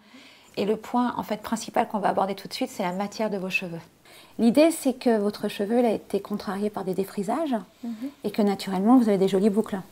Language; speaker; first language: French; native; French